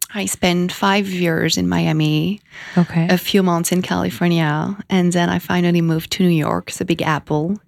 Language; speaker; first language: English; non-native, fluent; French